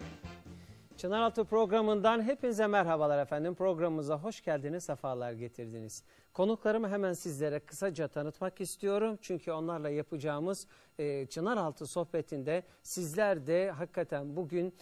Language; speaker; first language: Turkish; native; Turkish